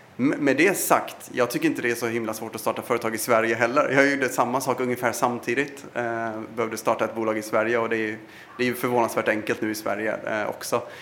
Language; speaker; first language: Swedish; early bilingual, other home language; Persian